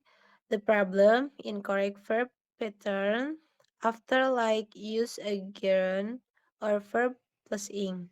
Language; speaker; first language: English; non-native, learner; Indonesian